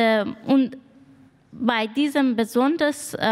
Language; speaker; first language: German; non-native, learner; Persian